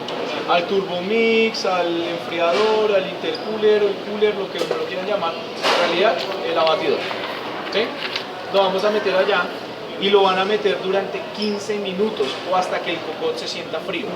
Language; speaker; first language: Spanish; native; Spanish